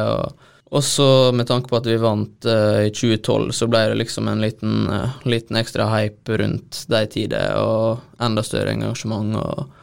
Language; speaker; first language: Norwegian; native; Norwegian